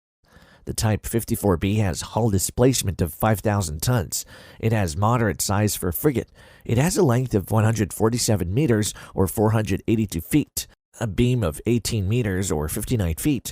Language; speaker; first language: English; non-native, fluent; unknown